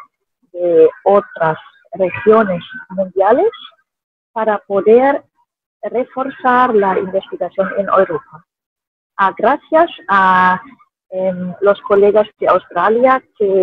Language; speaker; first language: Spanish; non-native, fluent; German